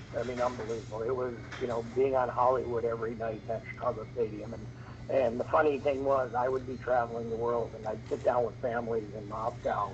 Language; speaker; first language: English; native; English